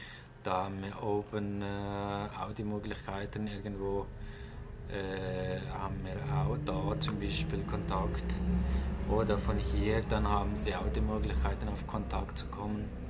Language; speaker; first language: German; non-native, fluent; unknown